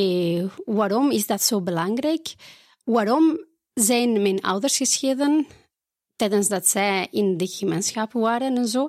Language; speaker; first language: Dutch; non-native, fluent; Spanish